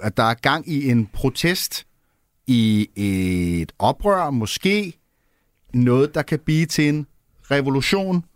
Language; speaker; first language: Danish; native; Danish